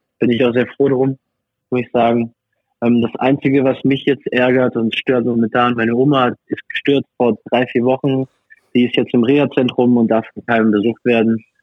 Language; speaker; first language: German; non-native, fluent; French